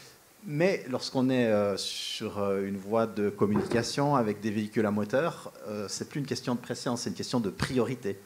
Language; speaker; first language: French; native; French